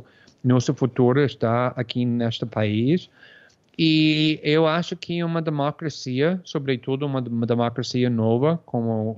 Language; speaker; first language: Portuguese; non-native, fluent; English